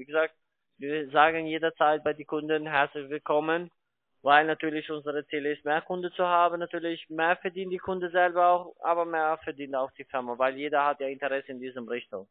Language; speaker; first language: German; non-native, fluent; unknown